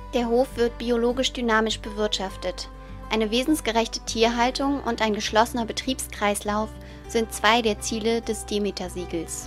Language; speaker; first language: German; native; German